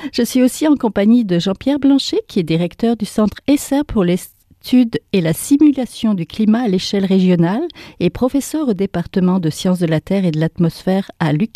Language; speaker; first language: French; native; French